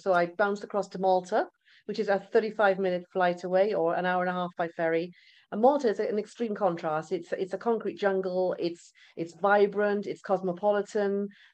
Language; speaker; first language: English; native; English